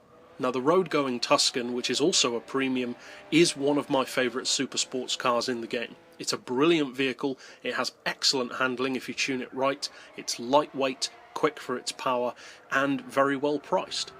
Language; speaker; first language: English; native; English